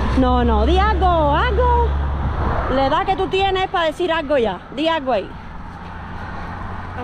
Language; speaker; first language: Spanish; native; Spanish